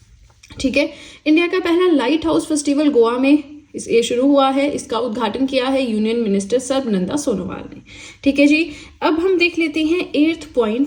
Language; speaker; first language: Hindi; native; Hindi